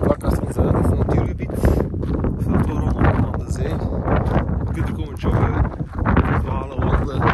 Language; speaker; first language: Dutch; native; Dutch